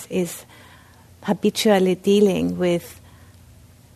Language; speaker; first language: English; non-native, fluent; German